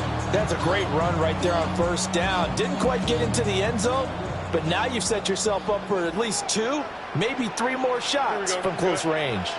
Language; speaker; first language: English; native; English